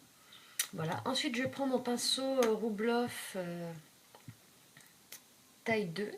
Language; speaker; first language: French; native; French